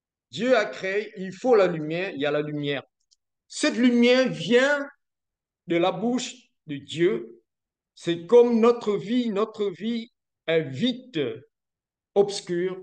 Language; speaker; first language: French; non-native, fluent; Vietnamese